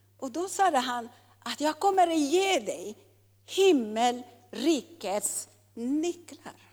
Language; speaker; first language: Swedish; non-native, fluent; Tigrinya